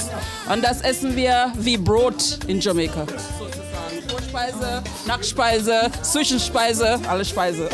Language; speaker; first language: German; non-native, fluent; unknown